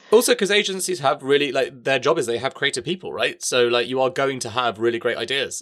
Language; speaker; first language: English; native; English